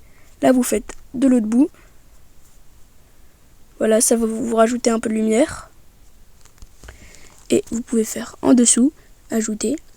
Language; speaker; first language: French; native; French